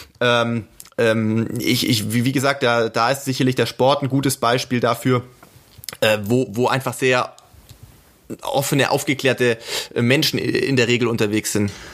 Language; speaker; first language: German; native; German